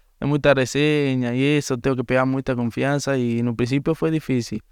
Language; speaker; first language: Portuguese; non-native, learner; Spanish